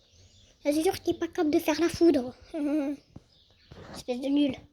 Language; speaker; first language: French; native; French